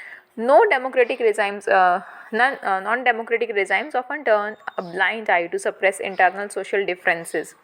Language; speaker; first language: English; non-native, local second language; Hindi